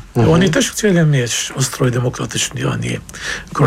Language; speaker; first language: Polish; non-native, fluent; Arabic